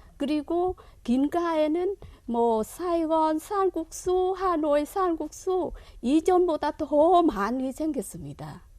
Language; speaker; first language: Korean; non-native, fluent; Vietnamese